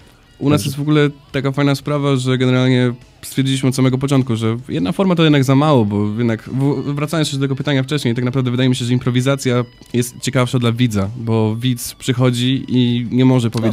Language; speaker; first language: Polish; native; Polish